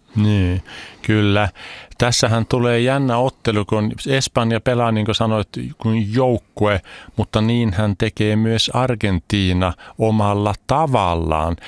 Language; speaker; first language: Finnish; early bilingual, heritage; Swedish